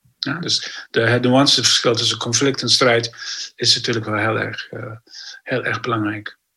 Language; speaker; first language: Dutch; non-native, fluent; English